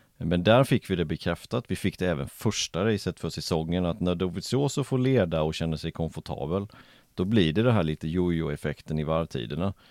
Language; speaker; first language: Swedish; native; Swedish